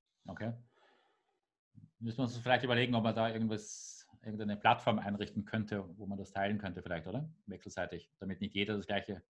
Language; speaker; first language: German; native; German